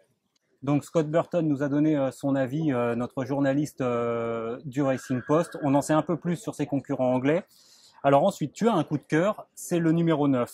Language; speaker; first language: French; native; French